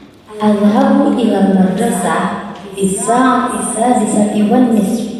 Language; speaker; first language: Arabic; non-native, learner; Indonesian